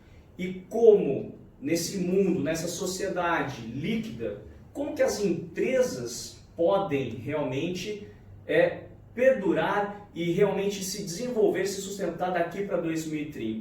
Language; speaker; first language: Portuguese; native; Portuguese